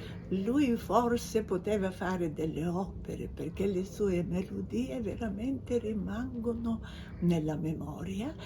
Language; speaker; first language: Italian; non-native, fluent; Bulgarian